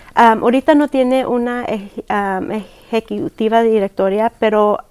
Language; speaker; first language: Spanish; early bilingual, heritage; Spanish